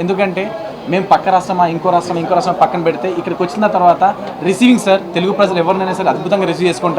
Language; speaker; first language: Telugu; native; Telugu